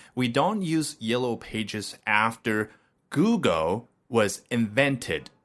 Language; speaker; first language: English; non-native, fluent; Chinese